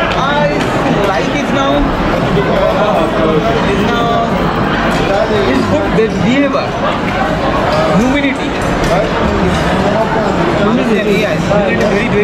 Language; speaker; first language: English; non-native, learner; Bangla